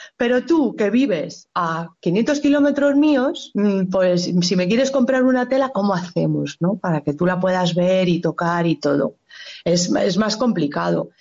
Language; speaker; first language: Spanish; native; Spanish